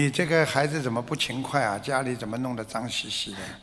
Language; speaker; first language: Chinese; non-native, local second language; Wu Chinese